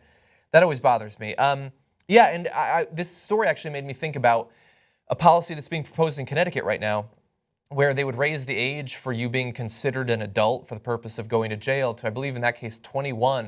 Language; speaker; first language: English; native; English